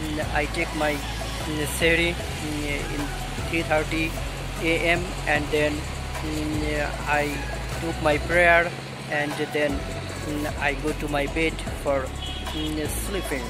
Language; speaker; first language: English; non-native, learner; Bangla